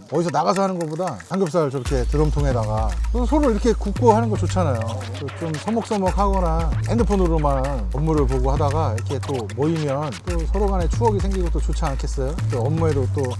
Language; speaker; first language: Korean; native; Korean